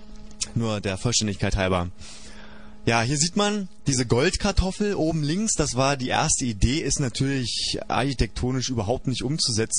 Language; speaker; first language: German; native; German